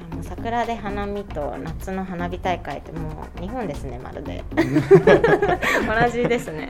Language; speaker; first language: Japanese; native; Japanese